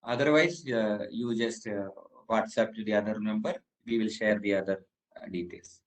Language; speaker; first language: English; non-native, local second language; Malayalam